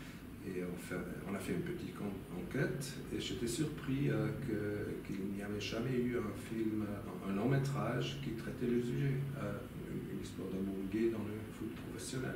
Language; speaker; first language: French; non-native, local second language; German